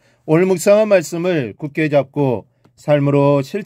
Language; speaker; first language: Korean; native; Korean